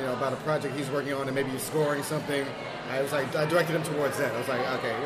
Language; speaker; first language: English; native; English